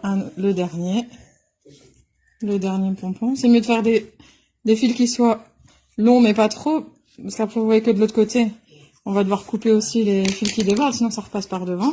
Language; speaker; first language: French; native; French